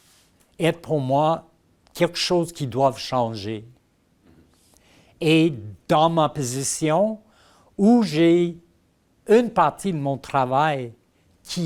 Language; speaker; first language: French; non-native, local second language; English